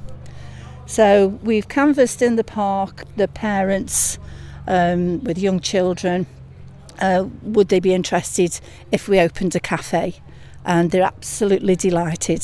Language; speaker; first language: English; native; English